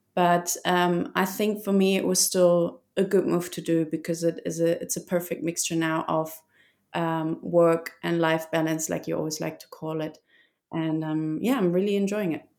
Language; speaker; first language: English; non-native, fluent; German